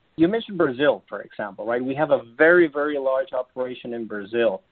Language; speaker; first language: English; native; English